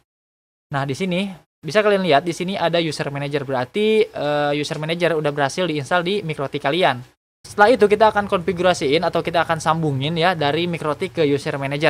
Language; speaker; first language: Indonesian; native; Indonesian